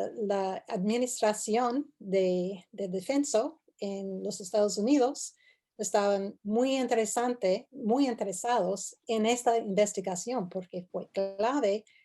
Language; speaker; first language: Spanish; non-native, fluent; English